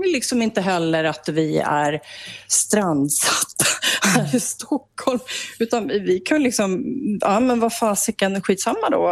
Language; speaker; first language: Swedish; native; Swedish